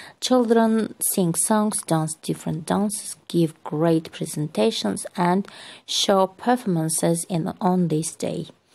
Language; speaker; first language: English; non-native, fluent; Azerbaijani